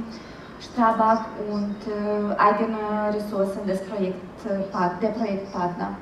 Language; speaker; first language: German; non-native, fluent; Romanian